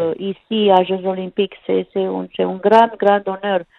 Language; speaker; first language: French; non-native, learner; Romanian